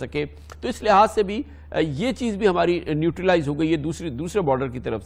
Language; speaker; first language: Urdu; native; Urdu